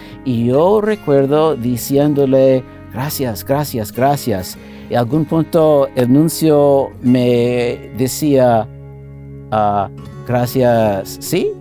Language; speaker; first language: Spanish; non-native, fluent; English